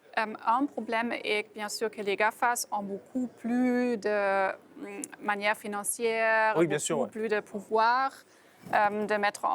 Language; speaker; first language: French; non-native, fluent; German